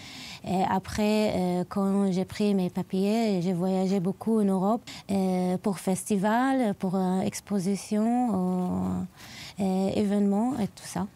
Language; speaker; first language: French; non-native, learner; Arabic